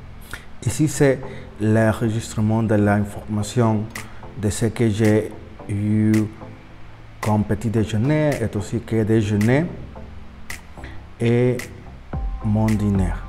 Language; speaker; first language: French; non-native, learner; Spanish